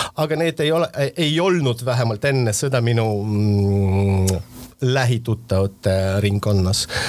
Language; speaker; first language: Estonian; non-native, local second language; Russian